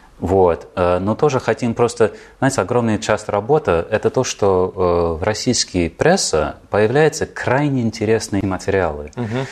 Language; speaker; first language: Russian; non-native, fluent; English